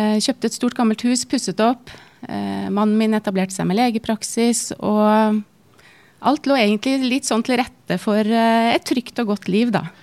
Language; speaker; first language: Norwegian; native; Norwegian